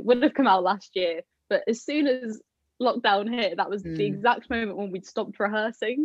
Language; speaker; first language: English; native; English